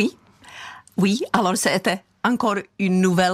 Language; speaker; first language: French; non-native, fluent; Czech